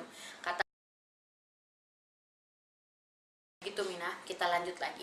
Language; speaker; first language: Indonesian; native; Indonesian